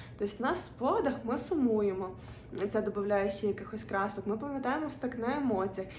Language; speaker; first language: Ukrainian; non-native, local second language; Russian